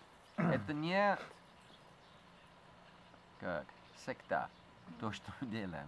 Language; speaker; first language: Russian; non-native, fluent; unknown